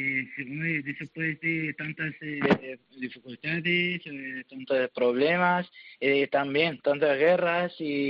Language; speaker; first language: Spanish; non-native, learner; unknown